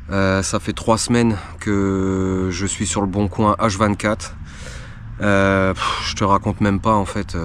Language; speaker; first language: French; native; French